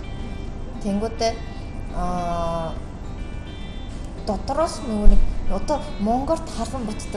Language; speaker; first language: Mongolian; non-native, learner; Japanese